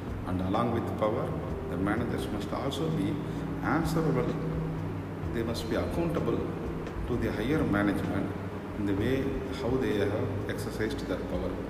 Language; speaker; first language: English; non-native, local second language; Tamil